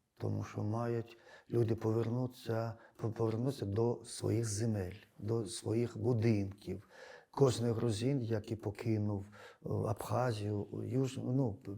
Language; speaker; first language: Ukrainian; non-native, fluent; Georgian